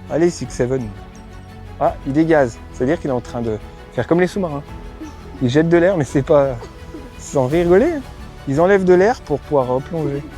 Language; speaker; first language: French; native; French